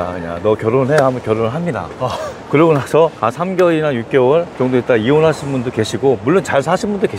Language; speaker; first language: Korean; native; Korean